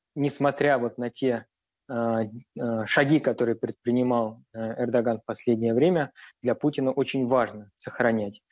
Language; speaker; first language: Russian; native; Russian